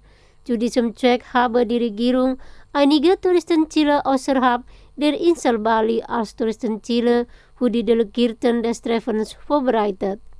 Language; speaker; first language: German; non-native, fluent; Indonesian